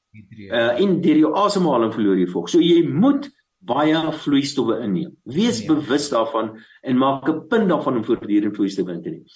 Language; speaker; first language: Afrikaans; native; Afrikaans